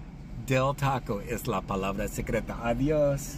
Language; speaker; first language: Spanish; non-native, learner; English